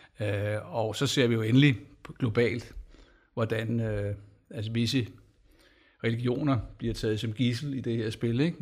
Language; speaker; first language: Danish; native; Danish